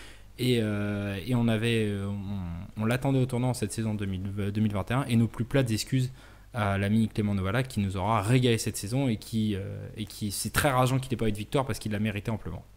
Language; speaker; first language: French; native; French